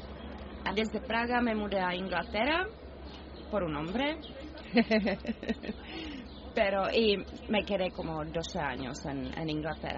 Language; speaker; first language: Spanish; non-native, fluent; Czech